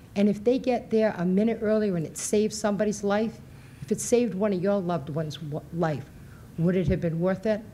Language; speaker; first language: English; early bilingual, other home language; Portuguese